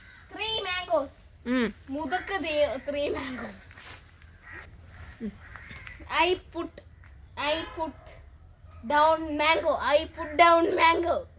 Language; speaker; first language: English; non-native, learner; Malayalam